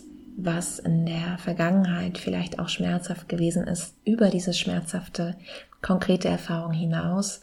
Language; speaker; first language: German; native; German